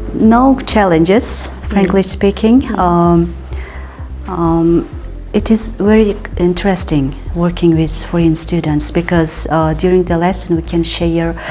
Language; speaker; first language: English; non-native, fluent; Uzbek